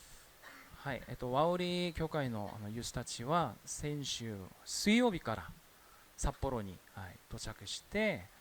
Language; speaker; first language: Japanese; non-native, fluent; Korean